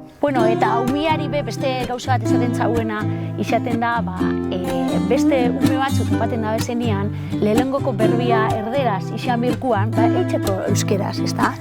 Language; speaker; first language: Basque; native; Basque